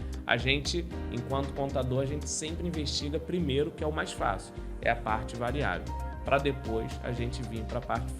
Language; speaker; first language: Portuguese; native; Portuguese